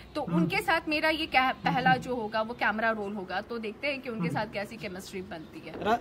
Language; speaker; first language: Hindi; native; Hindi